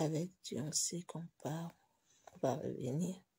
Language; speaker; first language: French; non-native, local second language; Lingala